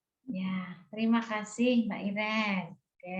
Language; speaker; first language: Indonesian; native; Indonesian